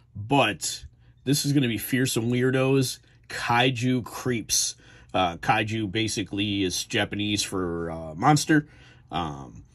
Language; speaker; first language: English; native; English